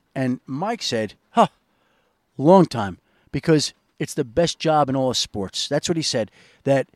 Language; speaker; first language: English; native; English